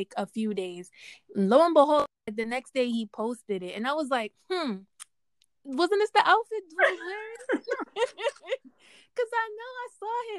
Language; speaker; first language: English; native; English